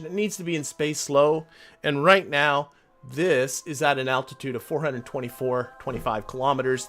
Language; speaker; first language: English; native; English